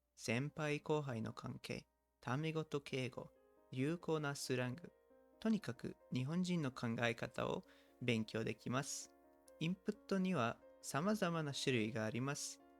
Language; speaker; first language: Japanese; non-native, learner; English